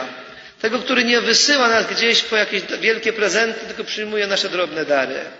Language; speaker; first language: Polish; native; Polish